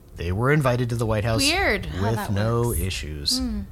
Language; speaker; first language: English; native; English